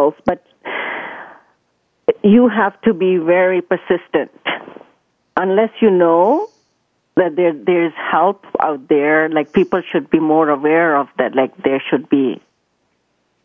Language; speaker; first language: English; non-native, local second language; Punjabi